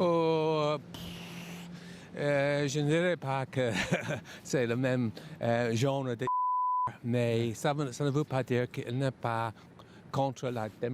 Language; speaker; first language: French; non-native, fluent; English